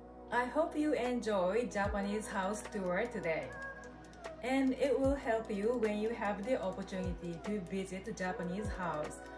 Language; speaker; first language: English; non-native, fluent; Japanese